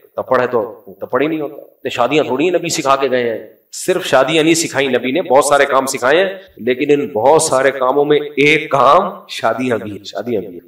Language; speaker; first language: Urdu; native; Urdu